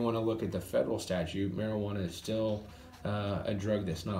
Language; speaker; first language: English; native; English